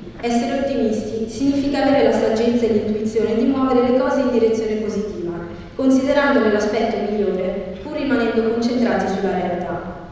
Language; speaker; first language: Italian; early bilingual, other home language; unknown